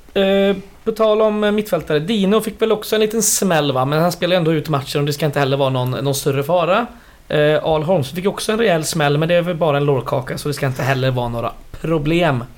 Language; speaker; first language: Swedish; native; Swedish